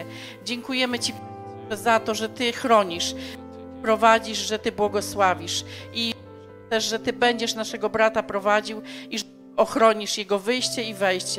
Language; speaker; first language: Polish; native; Polish